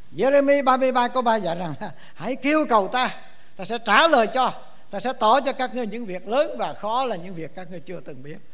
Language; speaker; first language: Vietnamese; native; Vietnamese